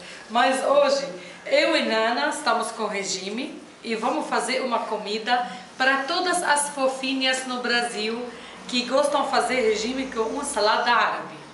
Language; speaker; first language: Portuguese; non-native, fluent; Arabic